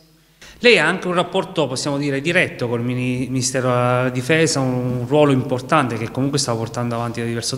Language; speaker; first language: Italian; native; Italian